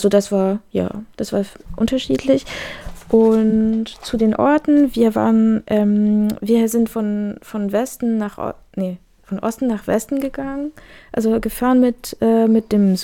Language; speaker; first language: German; native; German